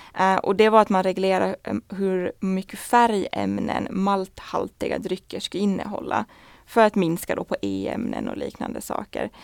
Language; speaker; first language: Swedish; native; Swedish